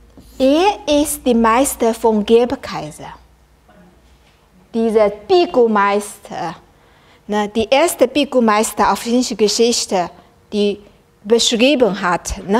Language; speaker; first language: German; non-native, learner; Chinese